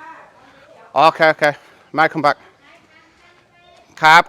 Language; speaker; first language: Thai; non-native, learner; English